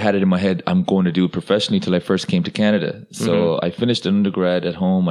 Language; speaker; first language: English; non-native, local second language; Irish